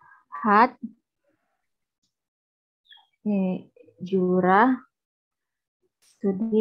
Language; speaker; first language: German; non-native, learner; Indonesian